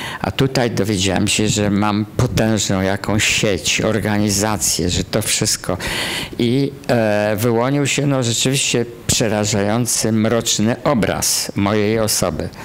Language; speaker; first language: Polish; native; Polish